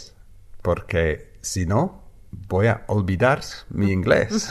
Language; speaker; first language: Spanish; non-native, fluent; English